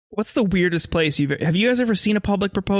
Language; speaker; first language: English; native; English